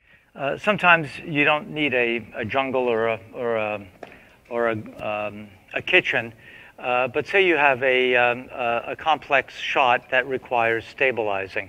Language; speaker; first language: English; native; English